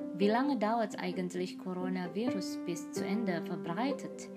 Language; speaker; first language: German; non-native, learner; Indonesian